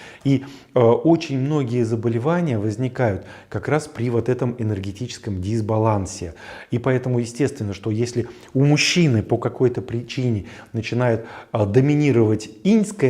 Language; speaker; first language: Russian; native; Russian